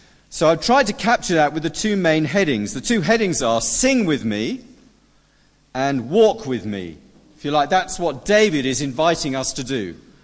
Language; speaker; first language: English; native; English